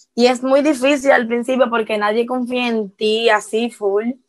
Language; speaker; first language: Spanish; native; Spanish